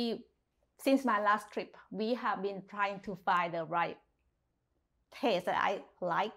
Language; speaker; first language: English; non-native, fluent; Thai